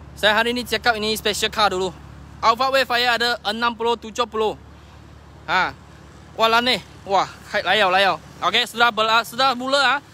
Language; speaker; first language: Malay; non-native, local second language; Chinese